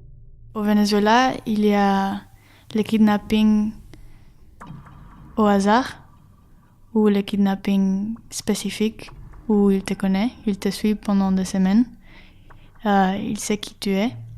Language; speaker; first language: French; non-native, fluent; Spanish